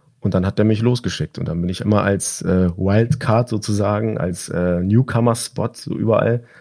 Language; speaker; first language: German; early bilingual, other home language; Turkish